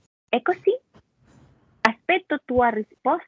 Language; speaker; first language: Italian; non-native, learner; Spanish